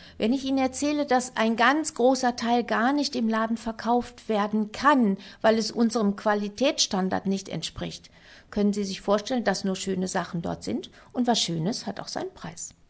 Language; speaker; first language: German; native; German